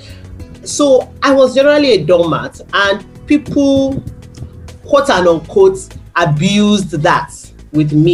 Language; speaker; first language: English; non-native, local second language; Yoruba